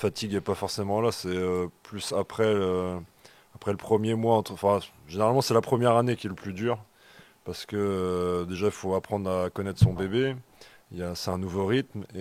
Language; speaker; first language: French; native; French